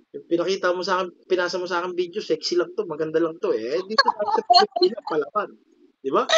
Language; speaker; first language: Filipino; native; Filipino